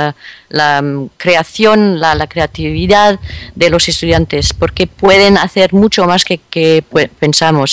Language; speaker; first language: Spanish; non-native, fluent; French